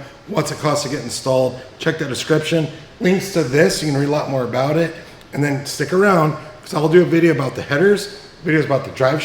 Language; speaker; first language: English; native; English